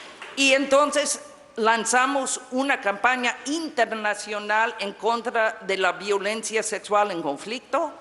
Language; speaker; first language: Spanish; non-native, fluent; English